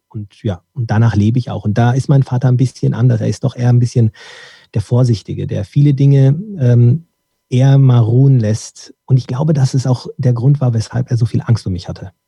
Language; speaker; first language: German; early bilingual, other home language; Turkish